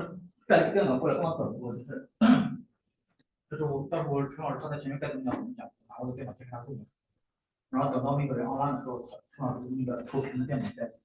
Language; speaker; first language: Chinese; native; Chinese